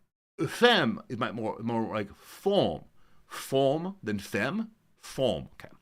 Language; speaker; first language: French; non-native, learner; English